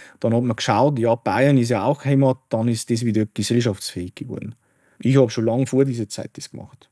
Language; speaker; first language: German; native; German